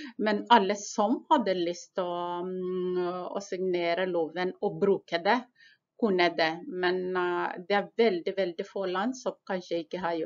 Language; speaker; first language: Norwegian; non-native, fluent; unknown